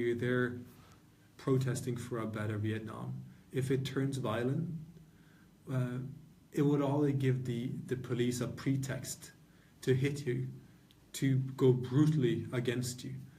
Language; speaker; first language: English; non-native, fluent; Norwegian